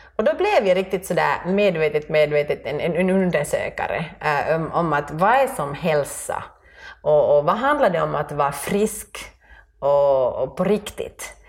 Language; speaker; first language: Swedish; native; Swedish